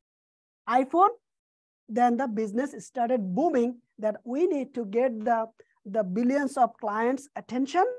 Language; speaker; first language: English; non-native, fluent; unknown